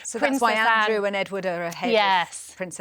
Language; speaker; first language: English; native; English